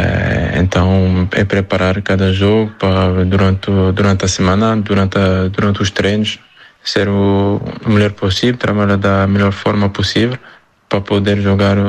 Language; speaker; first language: Portuguese; non-native, fluent; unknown